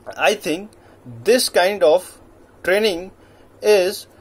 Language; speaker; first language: English; non-native, local second language; Hindi